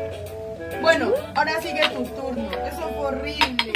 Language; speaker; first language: Spanish; native; Spanish